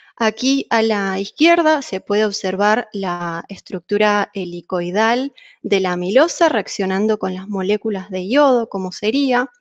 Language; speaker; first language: Spanish; native; Spanish